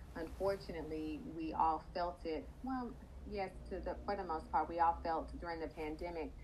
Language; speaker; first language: English; native; English